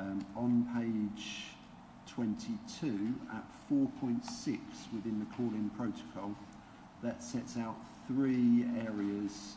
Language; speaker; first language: English; native; English